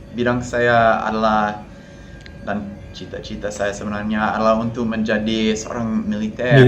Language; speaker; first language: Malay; non-native, fluent; English